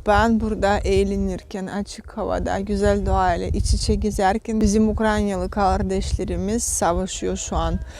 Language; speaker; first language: Turkish; non-native, fluent; Russian